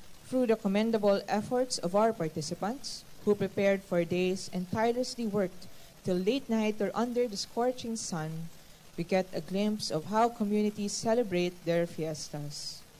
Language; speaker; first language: English; non-native, local second language; Filipino